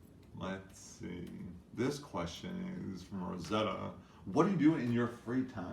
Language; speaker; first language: English; native; English